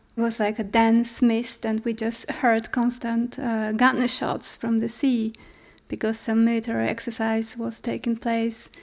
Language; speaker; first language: English; non-native, fluent; Polish